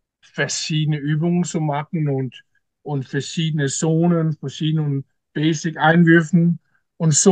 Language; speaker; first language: German; non-native, learner; Danish